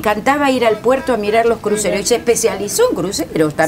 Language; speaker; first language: Spanish; native; Spanish